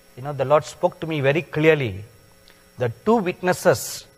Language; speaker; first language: English; non-native, local second language; Tamil